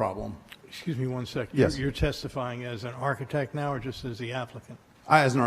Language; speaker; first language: English; native; English